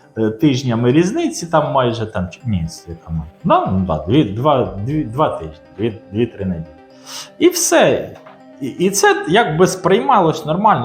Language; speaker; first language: Ukrainian; non-native, local second language; Russian